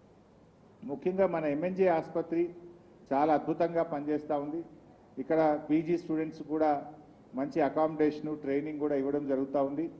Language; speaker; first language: Telugu; native; Telugu